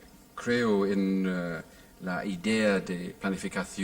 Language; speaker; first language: Spanish; non-native, fluent; English